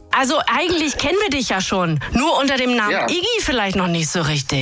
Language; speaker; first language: German; native; German